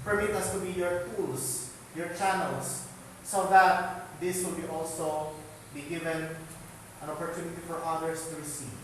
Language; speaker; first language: English; non-native, local second language; Filipino